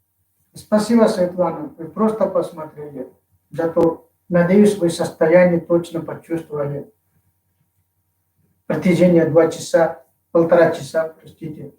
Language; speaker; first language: Russian; non-native, fluent; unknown